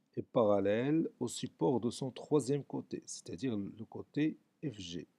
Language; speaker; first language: French; non-native, local second language; Arabic